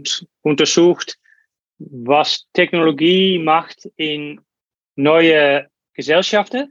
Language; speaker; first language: German; non-native, learner; Dutch